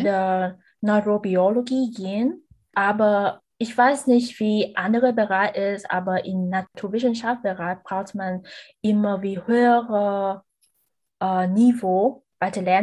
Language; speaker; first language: German; non-native, learner; Vietnamese